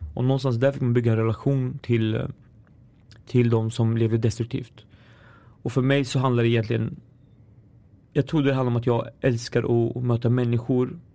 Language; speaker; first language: Swedish; early bilingual, other home language; Arabic